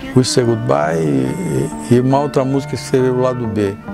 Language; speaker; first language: Portuguese; non-native, fluent; Italian